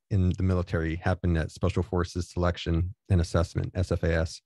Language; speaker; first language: English; native; English